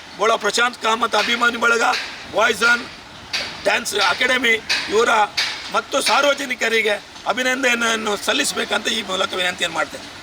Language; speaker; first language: Kannada; native; Kannada